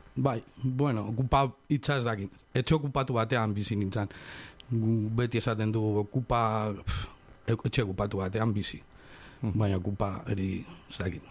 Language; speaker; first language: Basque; non-native, local second language; Spanish